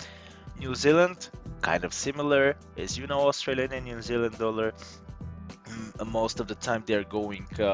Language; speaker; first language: English; non-native, fluent; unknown